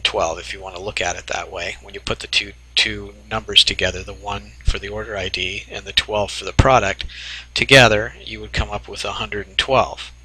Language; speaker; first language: English; native; English